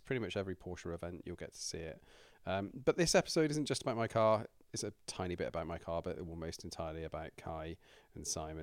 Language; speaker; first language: English; native; English